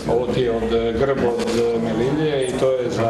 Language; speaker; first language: Spanish; non-native, fluent; Croatian